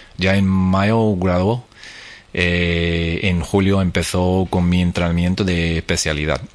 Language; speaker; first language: Spanish; non-native, fluent; English